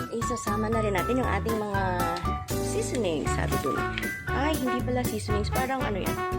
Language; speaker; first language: Filipino; native; Filipino